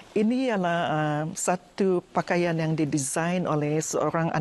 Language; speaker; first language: Malay; non-native, local second language; Central Dusun